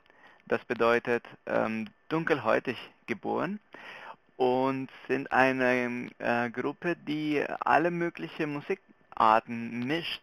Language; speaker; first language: German; non-native, fluent; Spanish